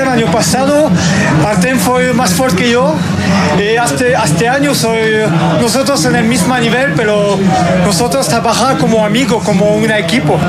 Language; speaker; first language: Portuguese; non-native, learner; French